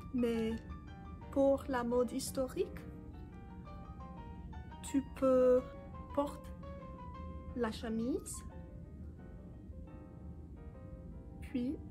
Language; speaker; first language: French; non-native, learner; English